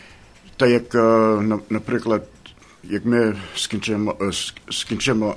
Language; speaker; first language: Ukrainian; early bilingual, heritage; Ukrainian